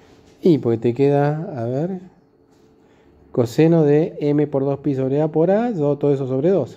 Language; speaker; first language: Spanish; native; Spanish